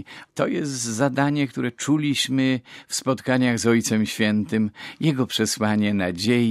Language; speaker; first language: Polish; native; Polish